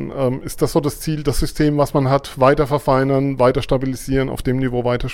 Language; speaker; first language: German; native; German